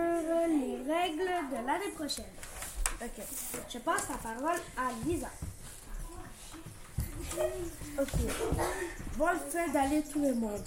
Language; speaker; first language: French; native; French